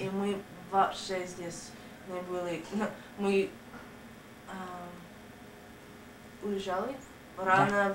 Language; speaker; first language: Russian; non-native, learner; English